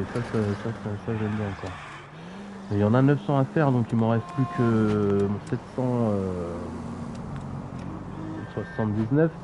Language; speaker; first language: French; native; French